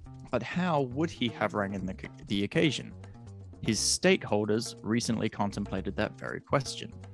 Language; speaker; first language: English; native; English